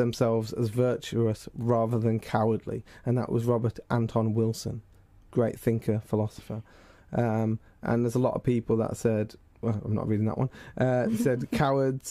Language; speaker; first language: English; native; English